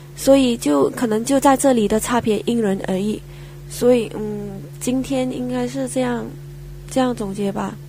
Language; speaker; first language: Chinese; native; Chinese